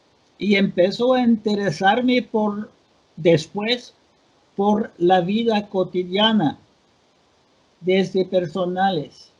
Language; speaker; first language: Spanish; non-native, fluent; French